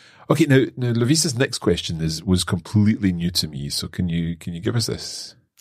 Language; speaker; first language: English; native; English